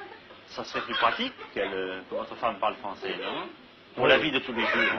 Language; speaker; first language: French; native; French